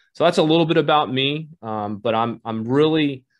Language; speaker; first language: English; native; English